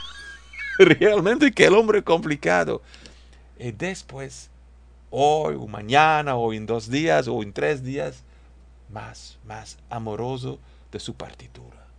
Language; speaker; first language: Spanish; non-native, learner; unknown